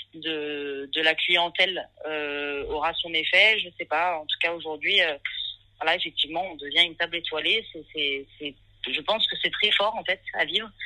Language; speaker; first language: French; native; French